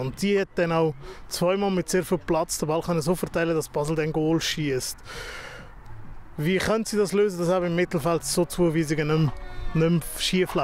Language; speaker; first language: German; native; German